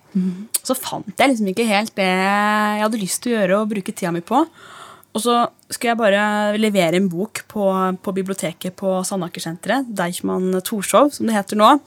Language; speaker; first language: Norwegian; native; Norwegian